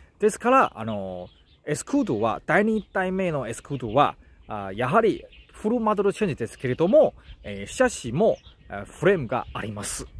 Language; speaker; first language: Japanese; non-native, learner; Chinese